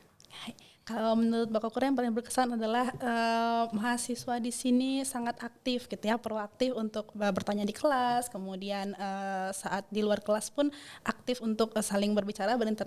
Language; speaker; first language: Indonesian; non-native, fluent; Japanese